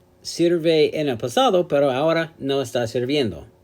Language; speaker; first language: Spanish; non-native, learner; English